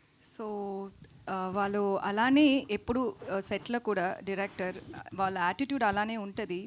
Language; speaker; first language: Telugu; non-native, local second language; Tamil